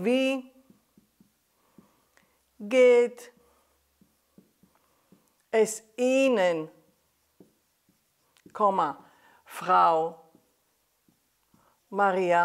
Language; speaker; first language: German; non-native, fluent; Greek